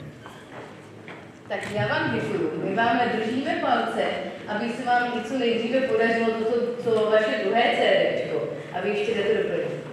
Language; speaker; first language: Czech; native; Czech